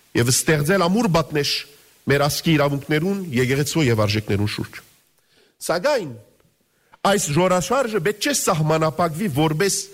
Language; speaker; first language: Armenian; early bilingual, heritage; Armenian